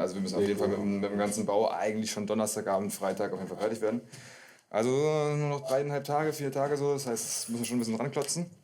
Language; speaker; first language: German; native; German